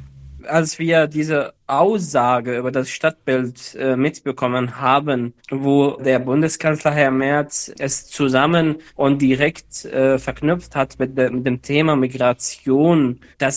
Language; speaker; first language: German; non-native, fluent; Arabic